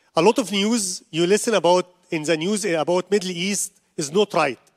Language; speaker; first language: English; non-native, learner; Arabic